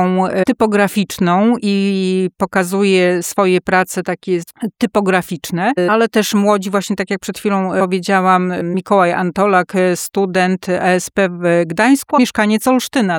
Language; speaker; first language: Polish; native; Polish